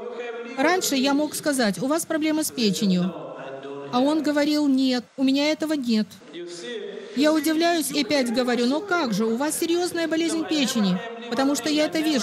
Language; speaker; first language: Russian; native; Russian